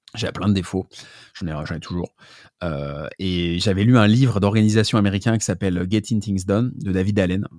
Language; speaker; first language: French; native; French